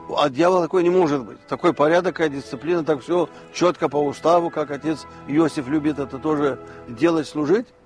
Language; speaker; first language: Russian; non-native, local second language; Romanian